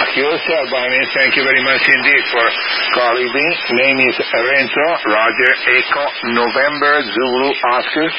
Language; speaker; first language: English; non-native, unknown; Italian